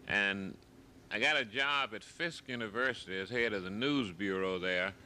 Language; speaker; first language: English; native; English